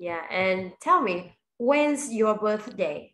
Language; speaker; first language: English; non-native, fluent; Vietnamese